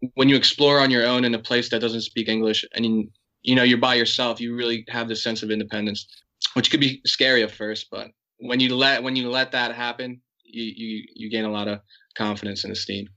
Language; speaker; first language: English; native; English